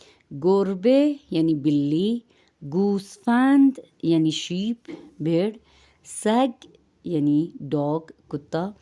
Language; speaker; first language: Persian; non-native, fluent; Urdu